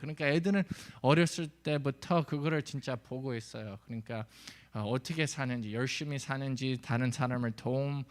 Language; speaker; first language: Korean; early bilingual, heritage; English